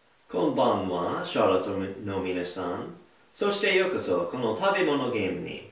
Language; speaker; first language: Japanese; non-native, learner; English